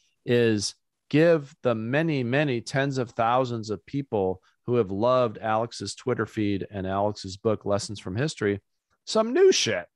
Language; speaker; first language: English; native; English